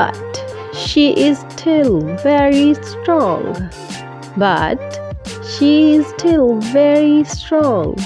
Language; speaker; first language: English; non-native, fluent; Urdu